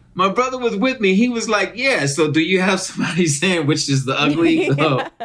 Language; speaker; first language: English; native; English